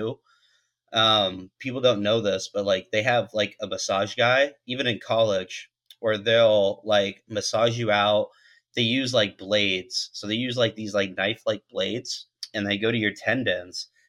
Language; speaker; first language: English; native; English